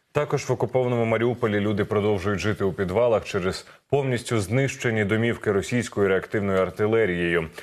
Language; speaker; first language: Ukrainian; native; Ukrainian